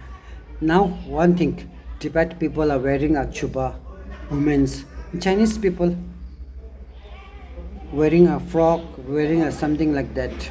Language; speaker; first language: English; non-native, learner; Tibetan